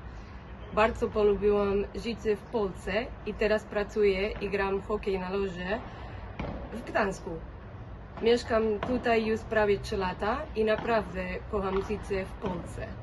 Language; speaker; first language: Polish; non-native, fluent; Spanish